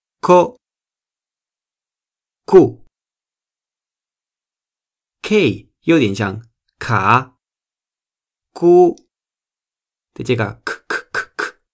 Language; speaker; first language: Chinese; non-native, fluent; Spanish